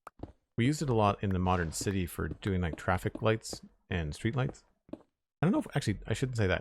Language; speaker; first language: English; native; English